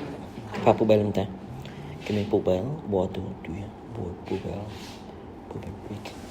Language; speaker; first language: French; non-native, learner; Khmer